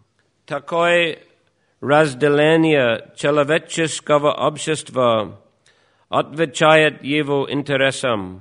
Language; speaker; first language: Russian; non-native, fluent; English